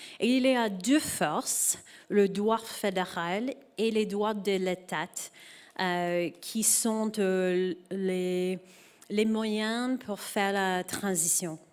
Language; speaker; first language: French; non-native, learner; English